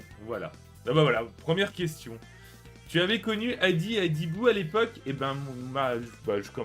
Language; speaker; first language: French; native; French